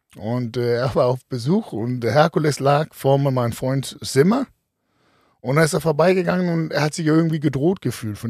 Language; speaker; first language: German; non-native, fluent; Danish